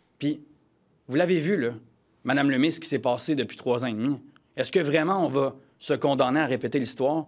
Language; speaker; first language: French; native; French